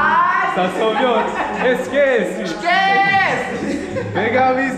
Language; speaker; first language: Portuguese; non-native, learner; French